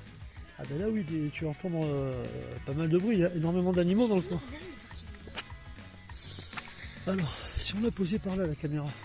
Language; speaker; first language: French; native; French